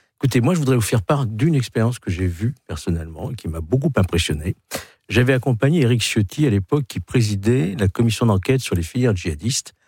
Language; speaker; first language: French; native; French